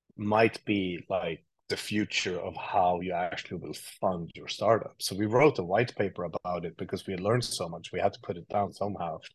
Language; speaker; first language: English; non-native, fluent; Swedish